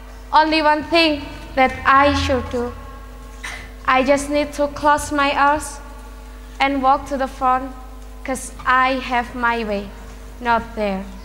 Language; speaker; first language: English; non-native, learner; Indonesian